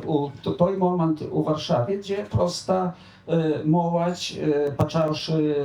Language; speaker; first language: Polish; non-native, local second language; Belarusian